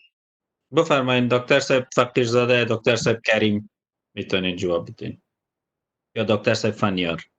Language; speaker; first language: Persian; native; Persian